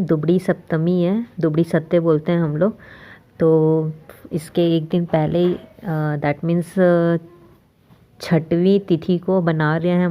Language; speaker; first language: Hindi; native; Hindi